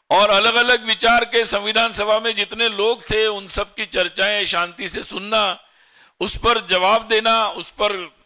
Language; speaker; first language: Hindi; non-native, local second language; Marathi